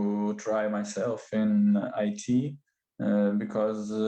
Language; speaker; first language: English; non-native, learner; Russian